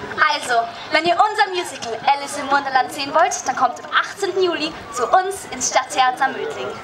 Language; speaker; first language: German; native; German